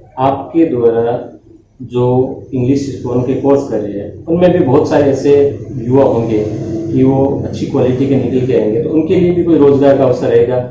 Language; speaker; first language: Hindi; native; Hindi